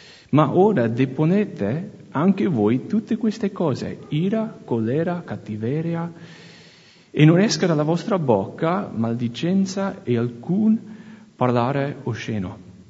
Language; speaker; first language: Italian; non-native, fluent; English